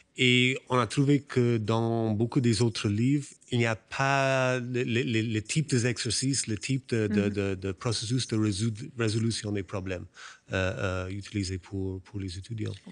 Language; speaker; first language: French; non-native, fluent; English